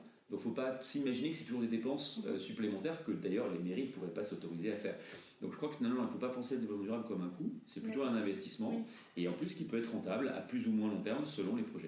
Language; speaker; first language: French; native; French